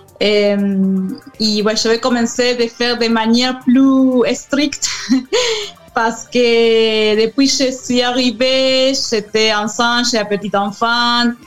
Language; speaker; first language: French; non-native, learner; Spanish